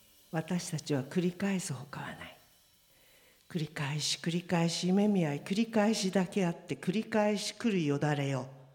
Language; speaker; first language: Japanese; native; Japanese